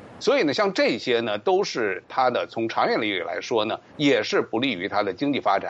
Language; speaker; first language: Chinese; native; Chinese